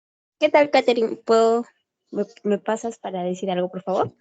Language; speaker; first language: Spanish; native; Spanish